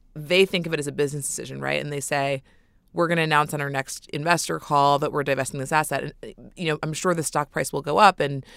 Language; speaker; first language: English; native; English